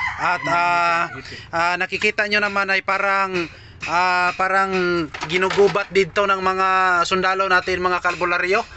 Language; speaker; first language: Filipino; native; Filipino